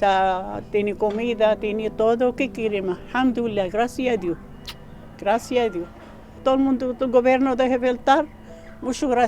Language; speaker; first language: Spanish; non-native, learner; Arabic